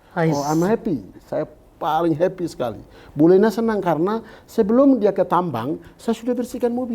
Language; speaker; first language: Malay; non-native, local second language; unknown